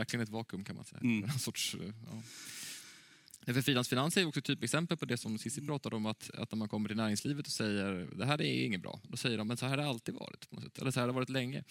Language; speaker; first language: Swedish; native; Swedish